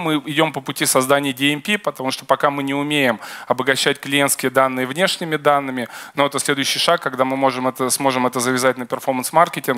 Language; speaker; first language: Russian; native; Russian